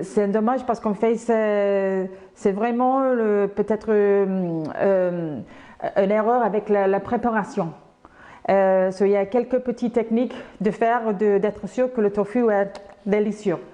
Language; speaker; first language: French; non-native, fluent; English